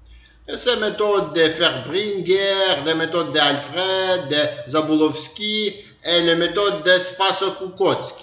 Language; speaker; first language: French; non-native, learner; Ukrainian